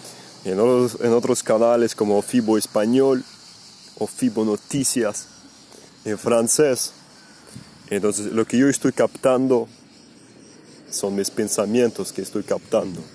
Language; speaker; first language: Spanish; non-native, fluent; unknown